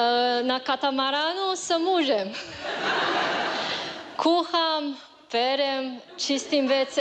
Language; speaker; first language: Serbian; non-native, learner; Chinese